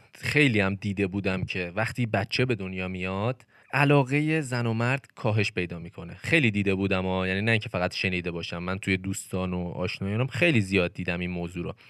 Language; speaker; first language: Persian; native; Persian